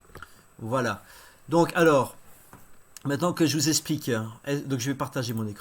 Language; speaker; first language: French; native; French